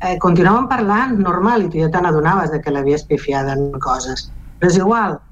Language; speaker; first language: Catalan; non-native, local second language; Galician